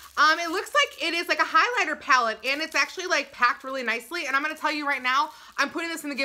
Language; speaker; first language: English; native; English